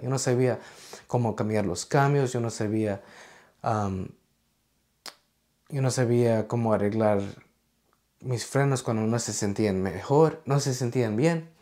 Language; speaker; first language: Spanish; early bilingual, heritage; Spanish